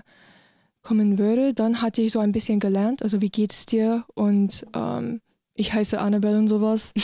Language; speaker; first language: German; non-native, learner; English